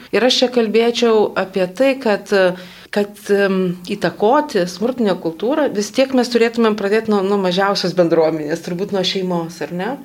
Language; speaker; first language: Lithuanian; native; Lithuanian